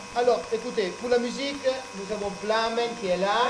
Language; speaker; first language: French; native; French